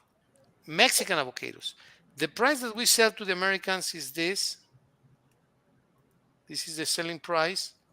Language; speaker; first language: English; non-native, fluent; Spanish